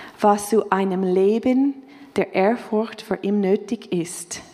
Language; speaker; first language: German; non-native, fluent; English